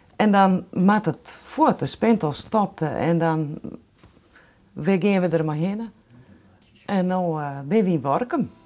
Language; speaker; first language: Dutch; non-native, local second language; Western Frisian